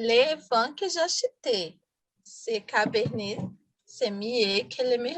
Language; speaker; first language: French; non-native, learner; Portuguese